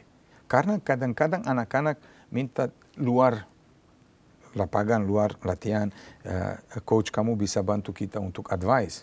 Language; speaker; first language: Indonesian; non-native, learner; Serbian